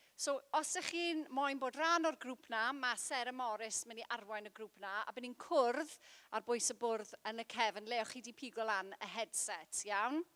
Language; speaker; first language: Welsh; non-native, local second language; English